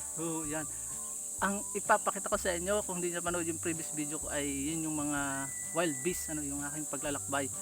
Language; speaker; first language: Filipino; native; Filipino